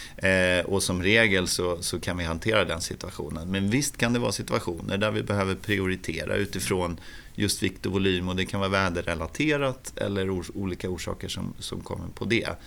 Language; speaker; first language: Swedish; native; Swedish